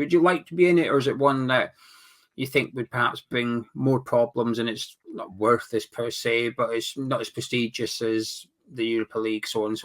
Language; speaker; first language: English; native; English